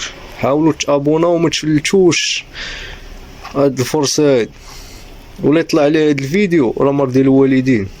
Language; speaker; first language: Arabic; native; Arabic